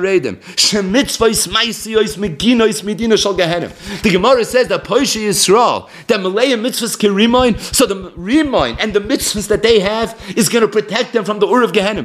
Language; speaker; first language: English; native; English